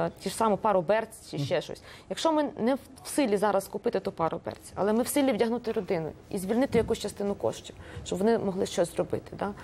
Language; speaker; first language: Ukrainian; native; Ukrainian